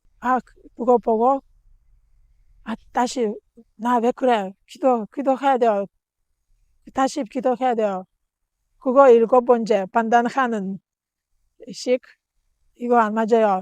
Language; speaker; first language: Korean; non-native, learner; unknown